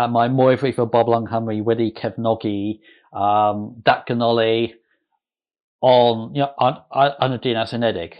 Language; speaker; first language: Welsh; non-native, local second language; English